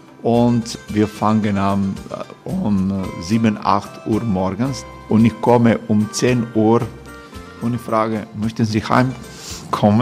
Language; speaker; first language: German; non-native, fluent; Croatian